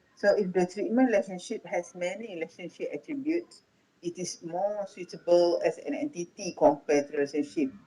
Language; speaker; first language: English; non-native, local second language; Malay